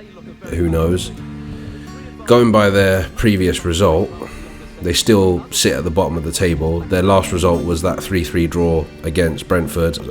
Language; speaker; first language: English; native; English